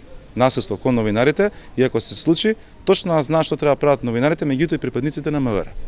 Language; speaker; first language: Macedonian; native; Macedonian